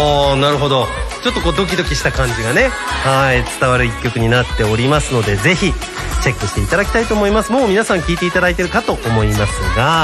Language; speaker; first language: Japanese; native; Japanese